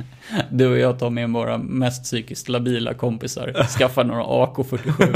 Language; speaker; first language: Swedish; native; Swedish